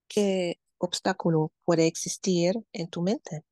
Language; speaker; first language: Spanish; non-native, fluent; German